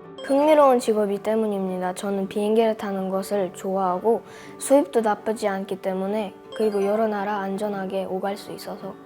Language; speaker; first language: Korean; early bilingual, other home language; Russian